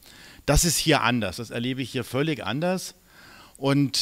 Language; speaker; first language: German; native; German